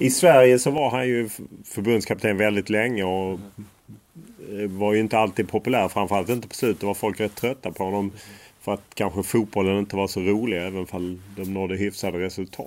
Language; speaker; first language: Swedish; native; Swedish